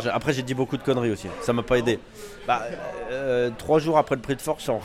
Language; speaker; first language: French; native; French